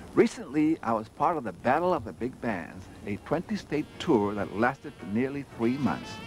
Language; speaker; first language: English; native; English